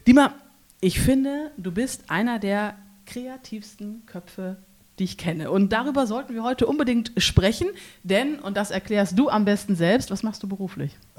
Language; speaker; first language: German; native; German